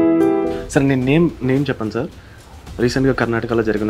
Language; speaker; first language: Telugu; native; Telugu